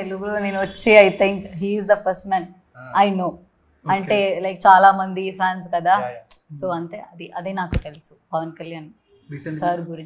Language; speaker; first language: Telugu; non-native, learner; Malayalam